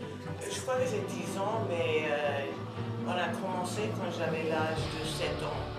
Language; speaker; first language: French; non-native, fluent; English